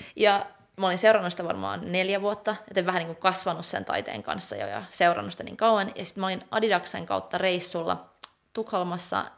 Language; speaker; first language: Finnish; non-native, local second language; Swedish